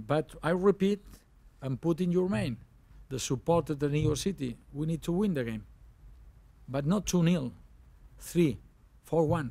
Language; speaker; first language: English; non-native, learner; Catalan